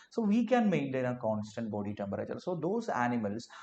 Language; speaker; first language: English; non-native, local second language; Malayalam